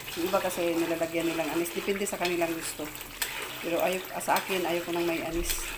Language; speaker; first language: Filipino; non-native, local second language; Cebuano